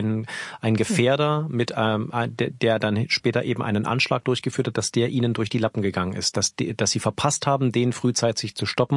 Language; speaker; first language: German; native; German